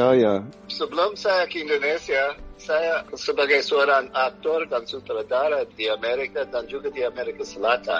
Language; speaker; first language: Indonesian; non-native, fluent; English